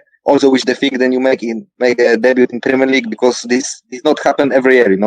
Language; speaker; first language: English; non-native, learner; Polish